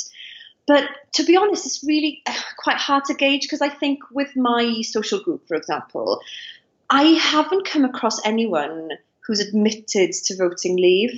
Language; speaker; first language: English; non-native, local second language; Welsh